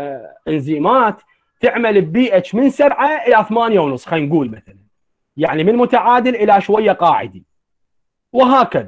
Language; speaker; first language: Arabic; native; Arabic